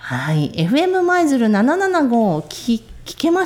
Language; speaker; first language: Japanese; native; Japanese